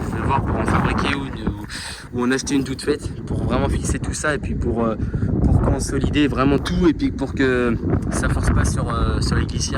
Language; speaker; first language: French; native; French